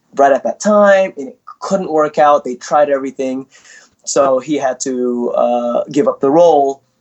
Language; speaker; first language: English; early bilingual, other home language; Indonesian